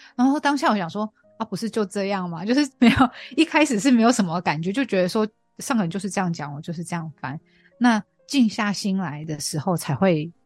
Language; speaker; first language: Chinese; non-native, fluent; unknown